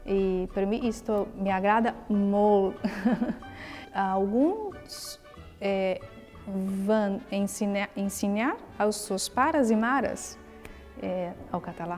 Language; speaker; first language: Portuguese; early bilingual, heritage; Portuguese